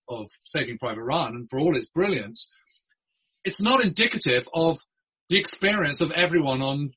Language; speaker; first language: English; native; English